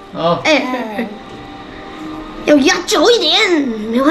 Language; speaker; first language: Chinese; native; Chinese